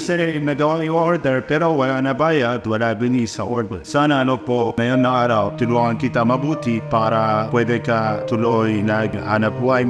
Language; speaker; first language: Filipino; non-native, learner; Arabic